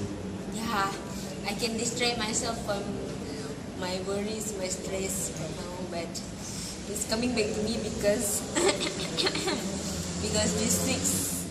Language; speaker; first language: English; non-native, local second language; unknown